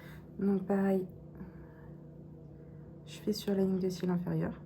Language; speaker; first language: French; native; French